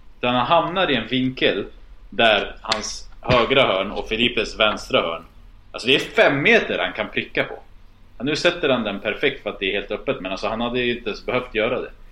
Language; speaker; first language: Swedish; early bilingual, other home language; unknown